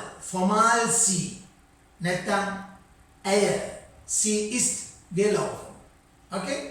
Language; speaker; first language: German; non-native, fluent; Sinhala